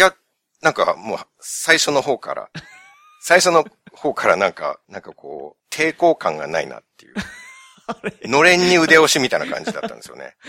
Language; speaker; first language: Japanese; native; Japanese